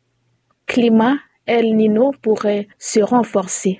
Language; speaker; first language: French; native; French